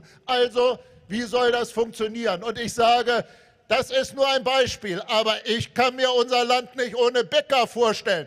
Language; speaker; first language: German; native; German